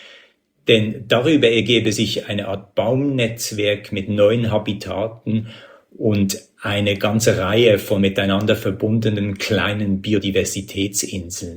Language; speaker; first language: German; native; German